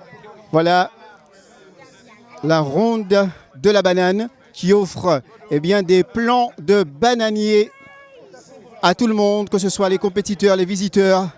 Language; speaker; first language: French; native; French